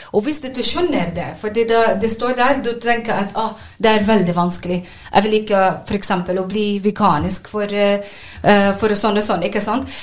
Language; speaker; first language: Norwegian; non-native, learner; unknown